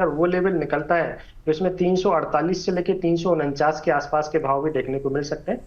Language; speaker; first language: Hindi; native; Hindi